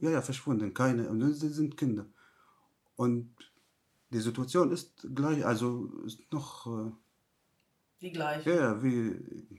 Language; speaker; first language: German; non-native, learner; Arabic